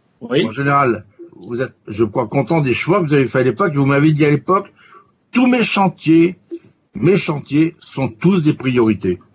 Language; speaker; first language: French; native; French